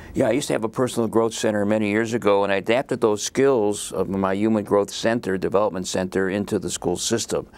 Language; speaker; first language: English; native; English